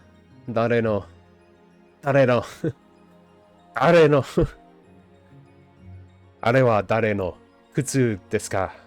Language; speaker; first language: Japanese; non-native, learner; English